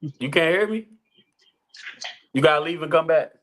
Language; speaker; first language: English; native; English